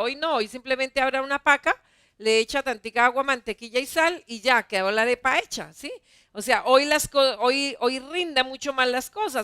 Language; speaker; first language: Spanish; native; Spanish